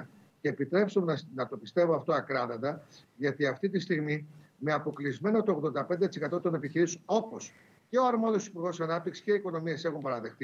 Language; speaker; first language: Greek; native; Greek